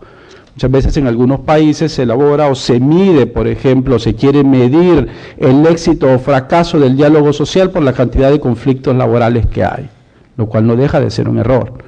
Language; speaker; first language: Spanish; native; Spanish